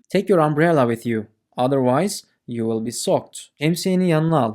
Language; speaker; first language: English; non-native, fluent; Turkish